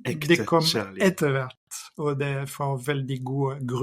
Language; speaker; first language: Norwegian; non-native, fluent; French